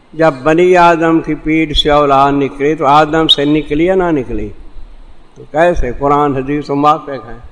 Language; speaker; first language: Urdu; non-native, local second language; Saraiki